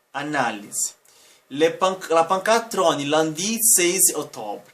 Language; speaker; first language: French; non-native, fluent; Portuguese